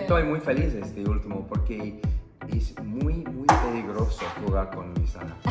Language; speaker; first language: Spanish; non-native, learner; English